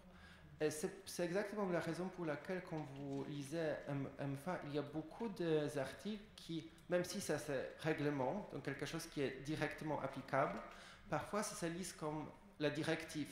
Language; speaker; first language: French; non-native, fluent; Polish